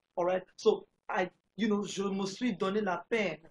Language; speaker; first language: French; non-native, fluent; English